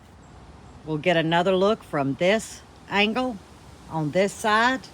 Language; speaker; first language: English; native; English